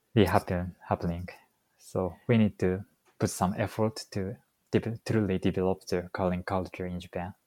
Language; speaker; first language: English; non-native, fluent; Japanese